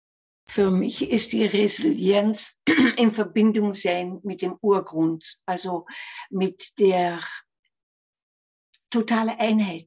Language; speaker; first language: German; non-native, fluent; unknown